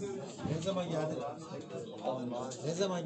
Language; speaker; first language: Turkish; native; Turkish